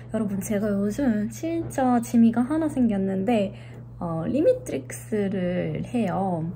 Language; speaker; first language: Korean; non-native, fluent; Arabic